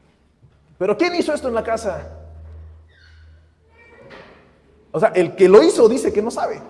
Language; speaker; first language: Spanish; native; Spanish